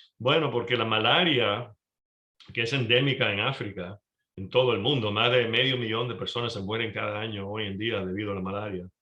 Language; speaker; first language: Spanish; early bilingual, heritage; Spanish